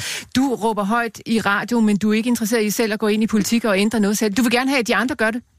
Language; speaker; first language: Danish; native; Danish